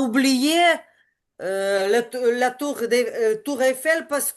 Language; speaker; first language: French; non-native, learner; Ukrainian